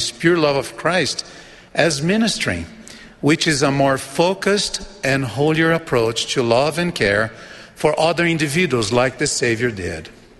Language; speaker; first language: English; non-native, fluent; Portuguese